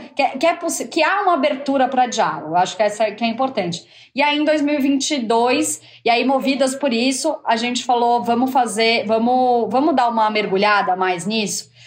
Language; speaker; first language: Portuguese; native; Portuguese